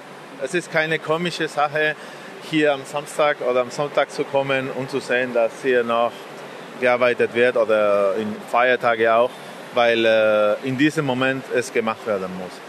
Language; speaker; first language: German; non-native, fluent; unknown